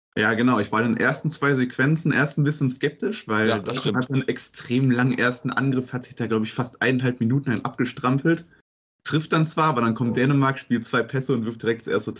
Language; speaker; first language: German; native; German